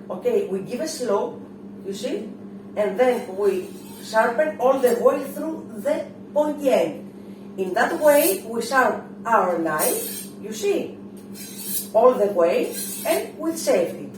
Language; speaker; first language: English; non-native, fluent; Greek